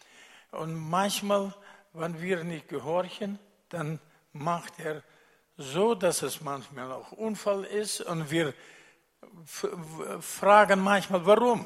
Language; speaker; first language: German; non-native, fluent; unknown